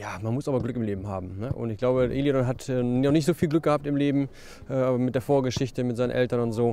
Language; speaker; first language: German; native; German